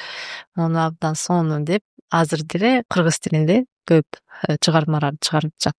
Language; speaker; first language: Kyrgyz; non-native, learner; Japanese